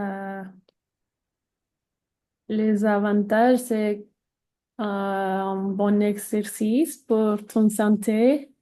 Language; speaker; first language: French; non-native, learner; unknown